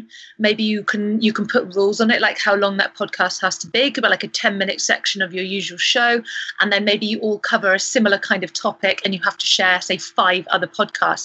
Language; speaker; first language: English; native; English